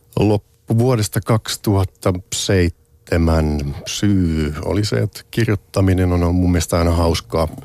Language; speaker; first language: Finnish; native; Finnish